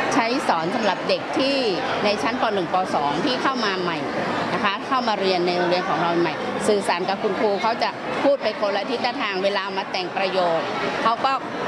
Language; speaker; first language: Thai; native; Thai